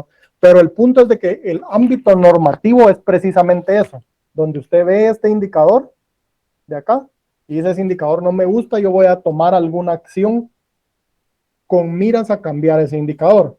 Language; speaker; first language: Spanish; native; Spanish